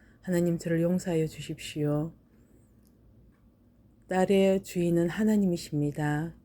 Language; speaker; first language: Korean; native; Korean